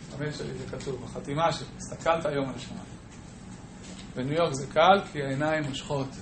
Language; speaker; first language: Hebrew; native; Hebrew